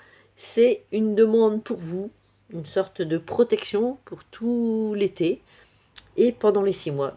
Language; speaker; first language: French; native; French